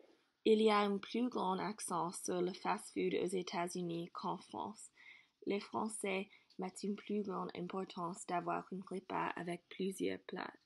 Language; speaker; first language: French; non-native, learner; English